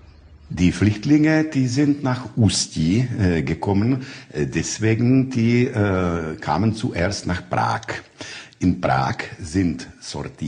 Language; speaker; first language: German; non-native, learner; Czech